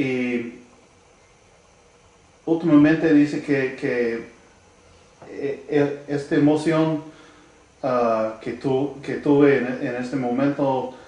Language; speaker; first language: Spanish; non-native, learner; English